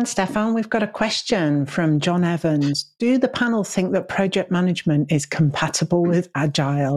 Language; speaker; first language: English; native; English